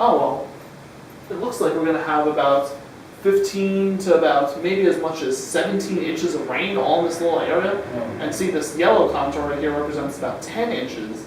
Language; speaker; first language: English; native; English